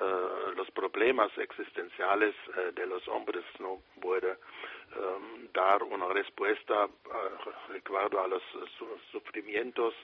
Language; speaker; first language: Spanish; non-native, fluent; German